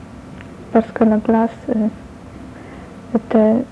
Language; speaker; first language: French; non-native, learner; Polish